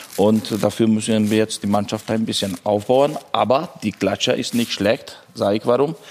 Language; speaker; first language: German; non-native, fluent; Hungarian